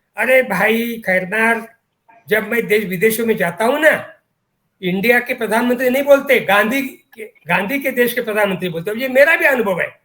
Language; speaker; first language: Hindi; non-native, local second language; Marathi